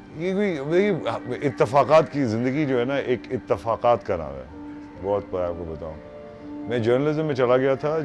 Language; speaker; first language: Urdu; non-native, local second language; Punjabi